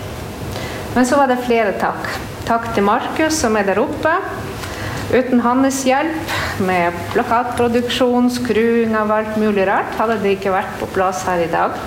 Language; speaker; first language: Norwegian; non-native, fluent; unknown